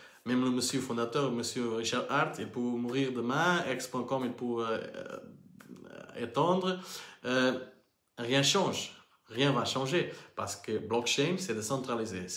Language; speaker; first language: French; non-native, learner; Portuguese